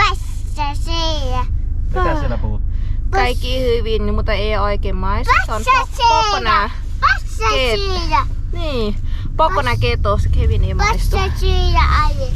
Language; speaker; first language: Finnish; non-native, learner; Thai